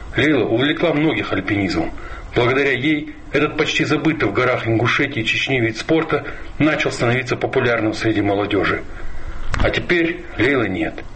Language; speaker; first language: Russian; non-native, local second language; Ingush